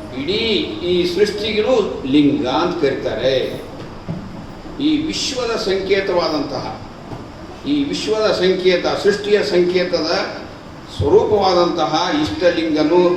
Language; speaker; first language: Kannada; native; Kannada